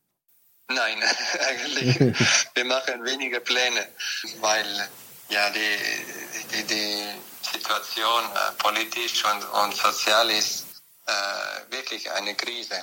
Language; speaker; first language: German; non-native, fluent; French